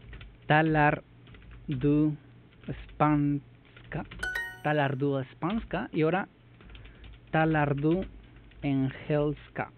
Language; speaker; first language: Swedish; non-native, learner; Spanish